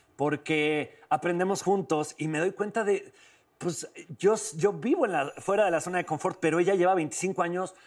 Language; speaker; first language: Spanish; native; Spanish